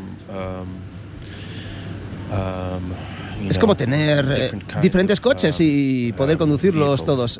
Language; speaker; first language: Spanish; non-native, learner; English